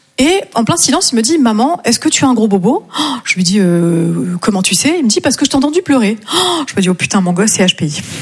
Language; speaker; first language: French; native; French